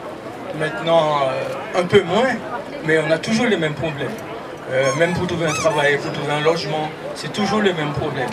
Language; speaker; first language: French; native; French